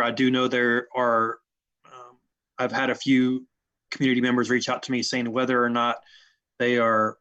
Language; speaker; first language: English; native; English